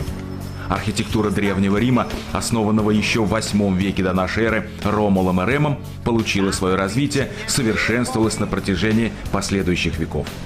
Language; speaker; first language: Russian; native; Russian